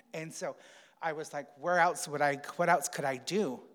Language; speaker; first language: English; native; English